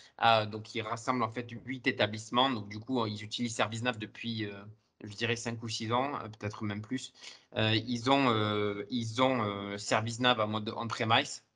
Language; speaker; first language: French; native; French